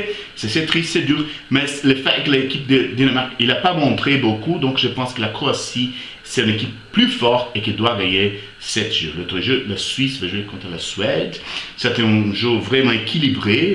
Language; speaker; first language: French; non-native, fluent; Portuguese